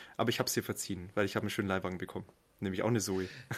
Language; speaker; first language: German; native; German